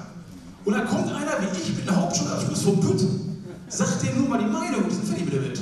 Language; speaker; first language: German; native; German